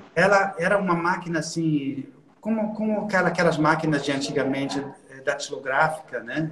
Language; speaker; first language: Portuguese; non-native, fluent; German